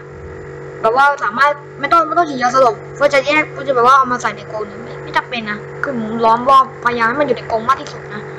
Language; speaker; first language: Thai; native; Thai